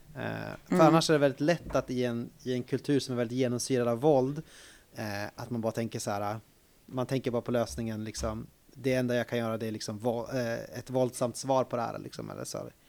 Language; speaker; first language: Swedish; native; Swedish